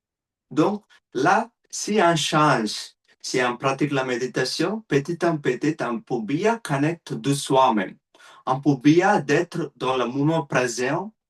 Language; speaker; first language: French; non-native, learner; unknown